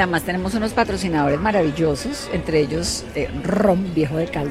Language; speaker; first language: Spanish; native; Spanish